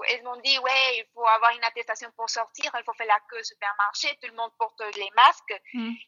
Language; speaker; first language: French; non-native, fluent; Spanish